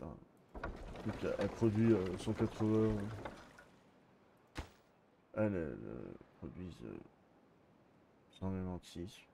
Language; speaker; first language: French; native; French